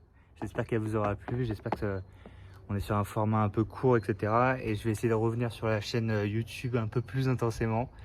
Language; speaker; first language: French; native; French